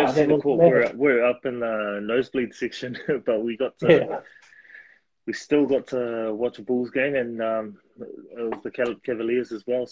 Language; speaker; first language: English; native; English